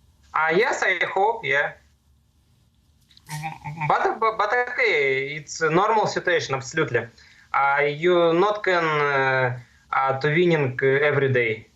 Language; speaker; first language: English; non-native, learner; Russian